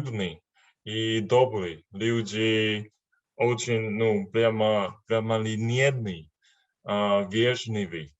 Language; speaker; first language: Russian; non-native, learner; Chinese